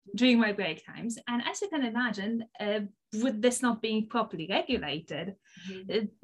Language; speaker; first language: English; non-native, fluent; Polish